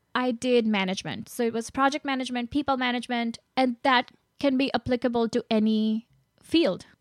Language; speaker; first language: English; non-native, local second language; Gujarati